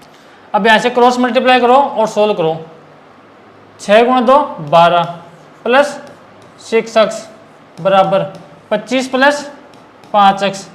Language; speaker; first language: Hindi; native; Hindi